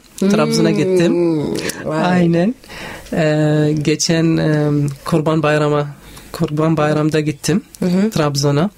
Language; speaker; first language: Turkish; non-native, learner; Arabic